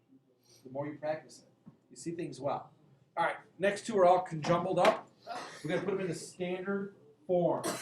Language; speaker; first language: English; native; English